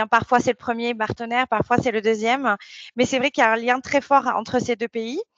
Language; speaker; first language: French; native; French